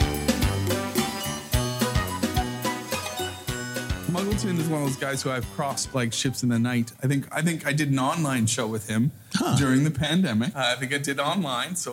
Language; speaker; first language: English; native; English